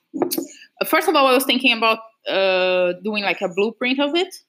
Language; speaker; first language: English; non-native, fluent; Portuguese